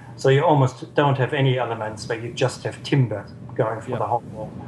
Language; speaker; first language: English; non-native, fluent; German